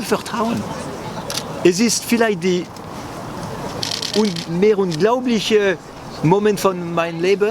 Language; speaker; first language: German; non-native, local second language; French